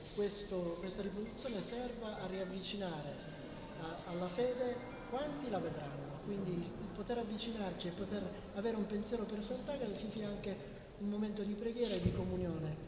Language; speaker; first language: Italian; native; Italian